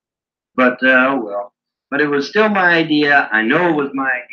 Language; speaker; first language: English; native; English